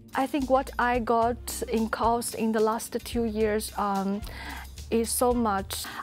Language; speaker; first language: English; non-native, fluent; Chinese